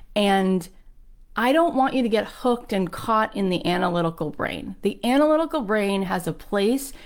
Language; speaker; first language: English; native; English